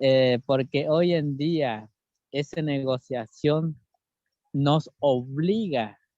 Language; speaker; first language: Spanish; non-native, local second language; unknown